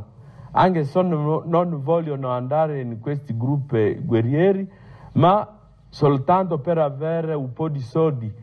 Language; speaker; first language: Italian; non-native, fluent; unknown